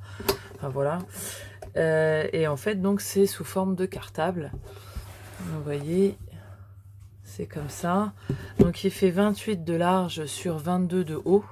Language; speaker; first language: French; native; French